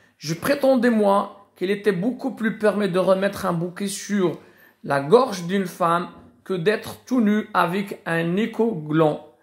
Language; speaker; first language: French; non-native, local second language; Arabic